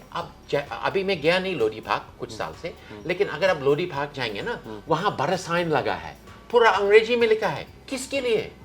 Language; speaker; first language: Hindi; non-native, fluent; English